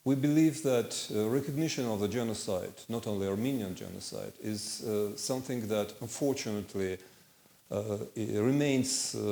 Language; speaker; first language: English; non-native, fluent; Armenian